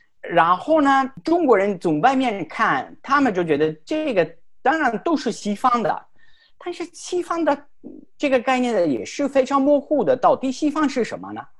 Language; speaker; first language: Chinese; non-native, fluent; Italian